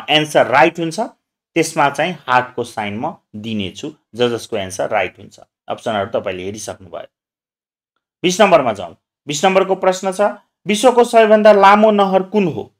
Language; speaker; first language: Nepali; non-native, local second language; Maithili